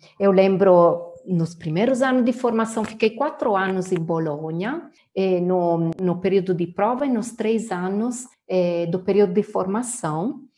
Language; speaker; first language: Portuguese; non-native, fluent; Italian